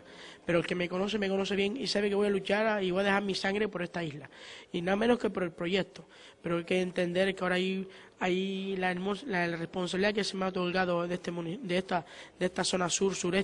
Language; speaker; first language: Spanish; native; Spanish